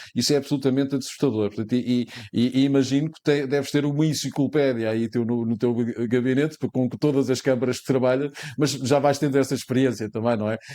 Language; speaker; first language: Portuguese; native; Portuguese